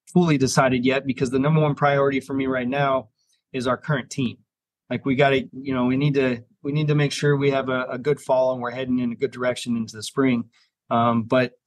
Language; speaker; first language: English; native; English